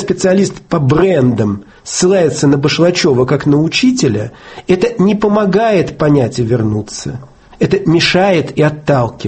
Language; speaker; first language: Russian; native; Russian